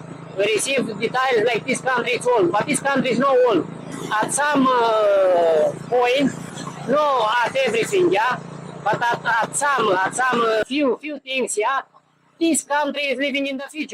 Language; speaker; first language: English; non-native, learner; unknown